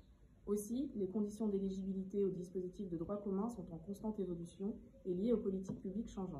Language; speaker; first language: French; native; French